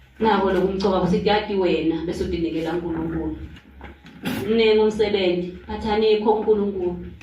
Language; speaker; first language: Zulu; non-native, local second language; Swati